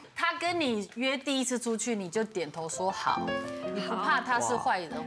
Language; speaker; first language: Chinese; native; Chinese